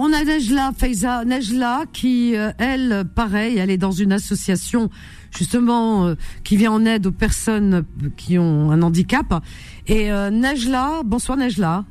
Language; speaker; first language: French; native; French